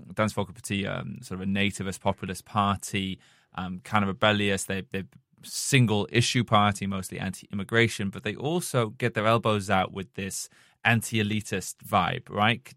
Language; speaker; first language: English; native; English